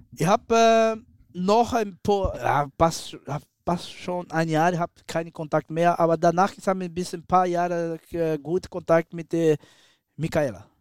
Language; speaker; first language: German; non-native, learner; Portuguese